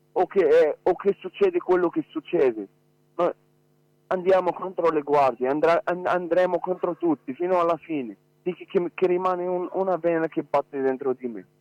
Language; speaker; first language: Italian; non-native, fluent; Arabic